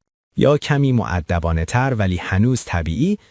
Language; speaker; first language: Persian; native; Persian